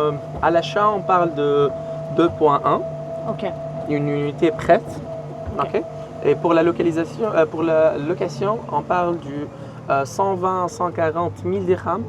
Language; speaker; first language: French; non-native, learner; Arabic